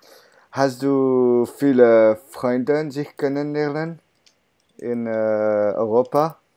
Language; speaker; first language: German; non-native, learner; French